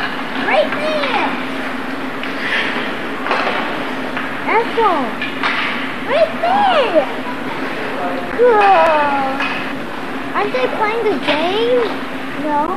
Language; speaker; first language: English; non-native, fluent; Hebrew